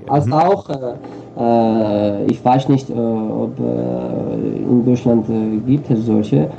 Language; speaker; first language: German; non-native, learner; Armenian